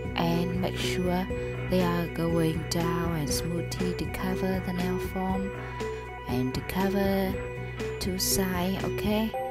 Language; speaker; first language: English; non-native, learner; Vietnamese